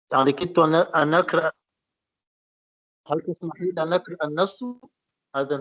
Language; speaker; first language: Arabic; non-native, learner; Comorian